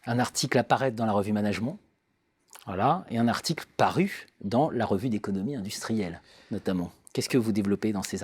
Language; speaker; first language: French; native; French